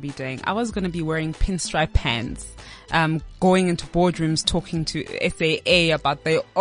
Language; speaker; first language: English; non-native, local second language; Xhosa